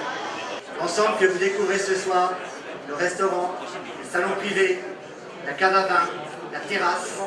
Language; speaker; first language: French; native; French